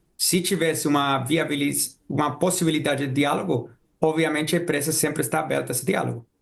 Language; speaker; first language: Portuguese; non-native, fluent; Spanish